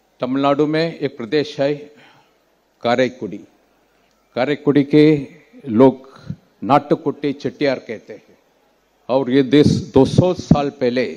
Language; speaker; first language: Hindi; non-native, local second language; Tamil